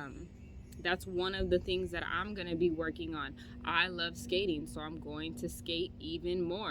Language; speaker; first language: English; native; English